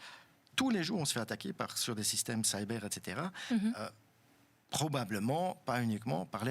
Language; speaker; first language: French; non-native, local second language; German